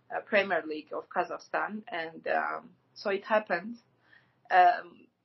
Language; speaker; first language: English; non-native, fluent; Armenian